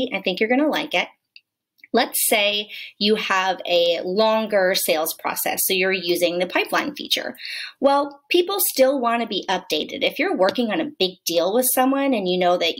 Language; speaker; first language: English; native; English